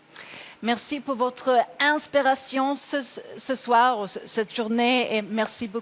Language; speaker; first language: French; non-native, learner; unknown